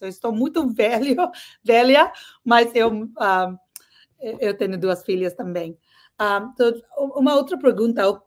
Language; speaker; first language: Portuguese; non-native, learner; English